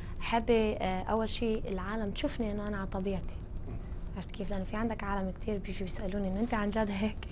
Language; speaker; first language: Arabic; early bilingual, other home language; English